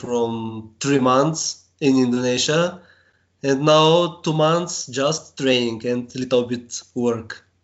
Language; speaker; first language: English; non-native, learner; Bulgarian